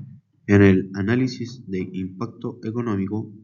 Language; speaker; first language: Spanish; native; Spanish